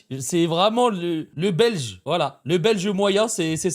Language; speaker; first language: French; native; French